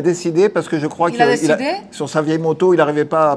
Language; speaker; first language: French; native; French